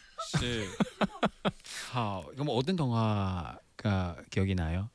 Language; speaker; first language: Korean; non-native, fluent; Chinese